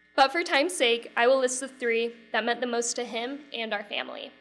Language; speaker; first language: English; native; English